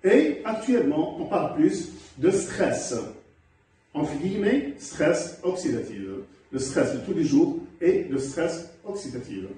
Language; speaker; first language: French; non-native, local second language; Arabic